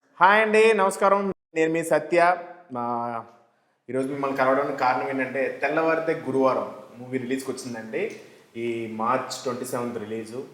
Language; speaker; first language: Telugu; native; Telugu